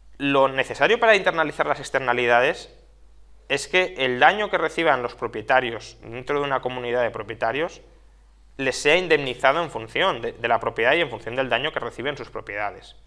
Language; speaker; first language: Spanish; native; Spanish